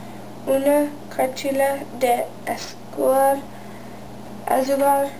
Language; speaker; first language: Spanish; non-native, learner; English